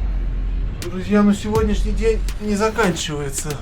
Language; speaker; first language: Russian; native; Russian